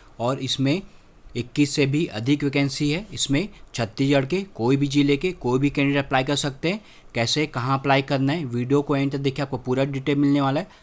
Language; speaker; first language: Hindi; native; Hindi